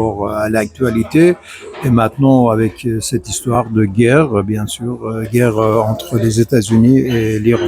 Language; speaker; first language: French; non-native, fluent; Persian